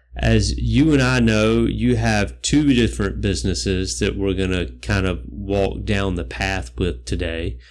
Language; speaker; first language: English; native; English